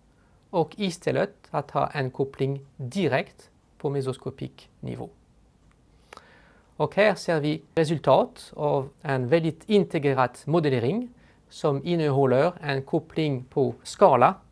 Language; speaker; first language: Swedish; non-native, fluent; French